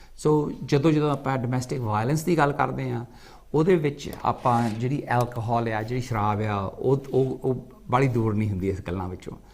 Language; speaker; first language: Punjabi; early bilingual, heritage; Punjabi